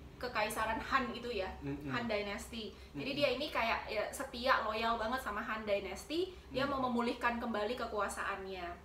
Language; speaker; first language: Indonesian; native; Indonesian